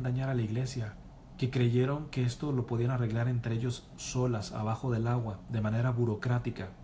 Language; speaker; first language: Spanish; native; Spanish